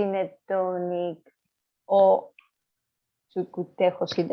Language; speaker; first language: Japanese; non-native, learner; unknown